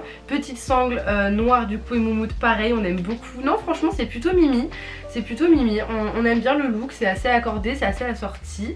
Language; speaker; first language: French; native; French